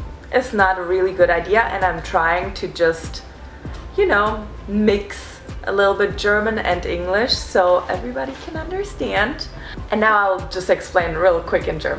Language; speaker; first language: English; non-native, fluent; German